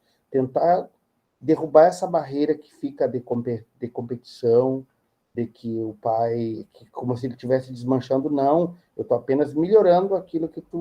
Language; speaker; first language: Portuguese; native; Portuguese